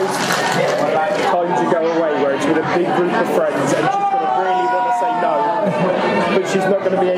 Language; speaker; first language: English; native; English